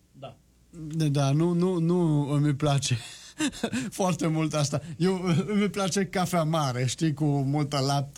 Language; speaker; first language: Romanian; non-native, learner; French